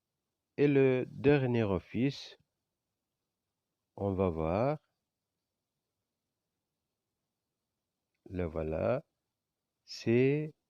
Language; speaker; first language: French; non-native, fluent; Indonesian